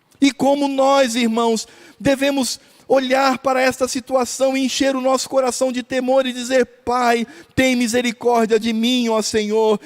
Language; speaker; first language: Portuguese; native; Portuguese